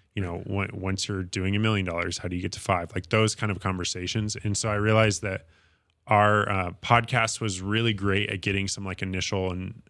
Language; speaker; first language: English; native; English